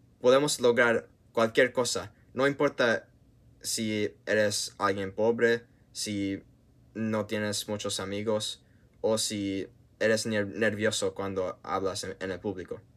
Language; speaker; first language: Spanish; non-native, learner; English